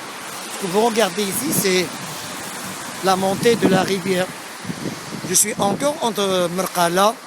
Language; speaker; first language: French; non-native, local second language; Arabic